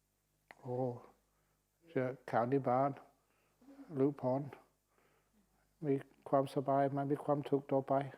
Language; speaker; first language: Thai; non-native, fluent; English